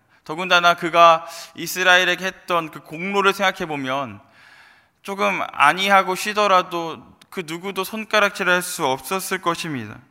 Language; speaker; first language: Korean; native; Korean